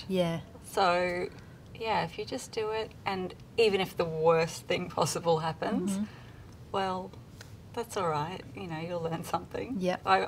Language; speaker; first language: English; native; English